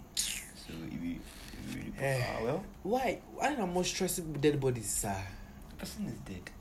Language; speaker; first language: English; non-native, local second language; Akan